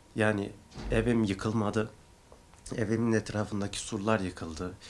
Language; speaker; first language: Turkish; native; Turkish